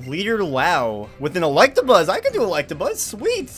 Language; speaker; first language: English; native; English